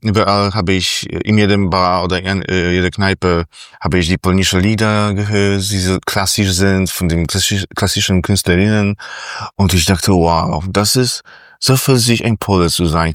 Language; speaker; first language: German; non-native, fluent; Polish